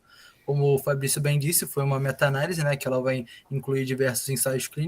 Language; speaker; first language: Portuguese; native; Portuguese